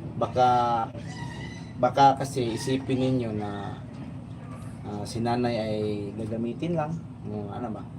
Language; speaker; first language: Filipino; native; Filipino